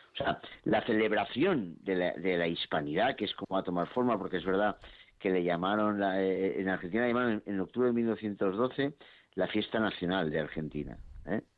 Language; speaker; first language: Spanish; native; Spanish